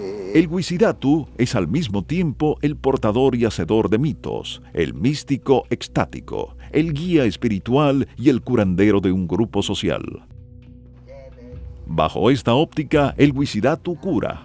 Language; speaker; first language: Spanish; native; Spanish